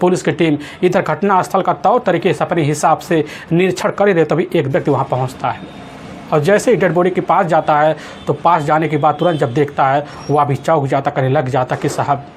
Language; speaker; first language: Hindi; native; Hindi